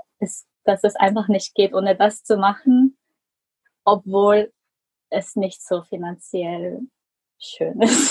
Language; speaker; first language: German; non-native, fluent; Korean